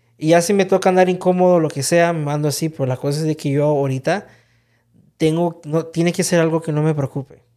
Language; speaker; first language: Spanish; early bilingual, heritage; Spanish